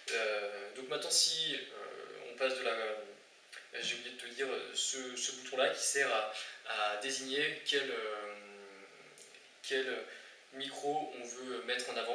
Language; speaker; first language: French; native; French